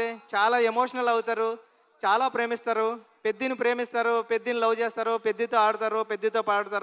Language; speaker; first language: Telugu; native; Telugu